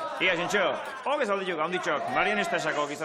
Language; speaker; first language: Basque; native; Basque